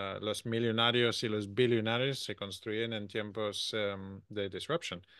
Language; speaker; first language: Spanish; non-native, fluent; English